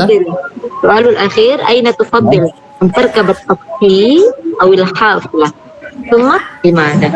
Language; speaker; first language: Arabic; non-native, fluent; Indonesian